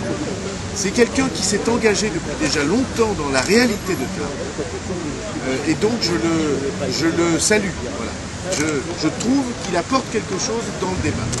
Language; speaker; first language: French; native; French